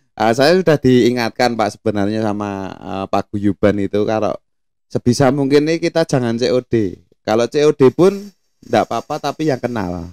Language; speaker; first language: Indonesian; non-native, local second language; Javanese